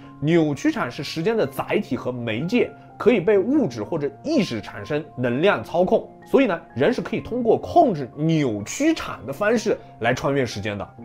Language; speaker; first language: Chinese; native; Chinese